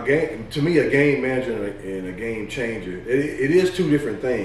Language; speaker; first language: English; native; English